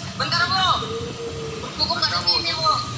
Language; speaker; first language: Indonesian; native; Indonesian